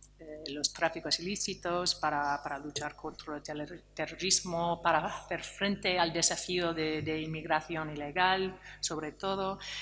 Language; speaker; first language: Spanish; non-native, fluent; English